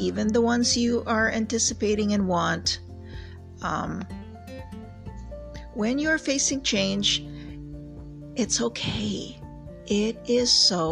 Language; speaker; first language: English; native; English